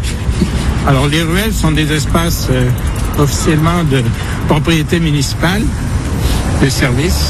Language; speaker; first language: French; native; French